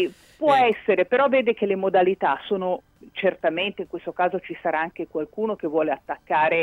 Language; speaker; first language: Italian; native; Italian